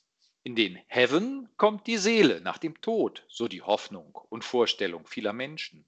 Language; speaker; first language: German; native; German